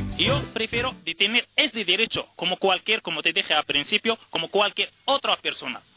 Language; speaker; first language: Spanish; non-native, fluent; Arabic